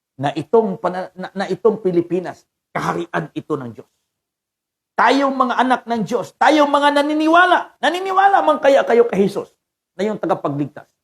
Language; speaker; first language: Filipino; non-native, local second language; Cebuano